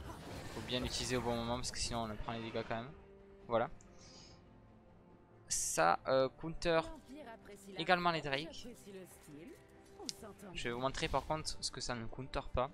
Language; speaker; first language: French; native; French